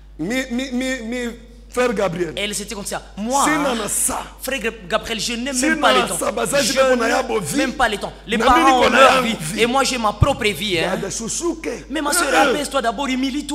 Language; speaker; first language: French; non-native, local second language; Swahili